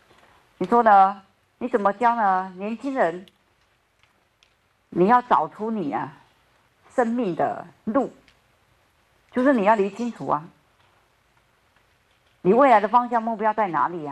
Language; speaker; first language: Chinese; native; Chinese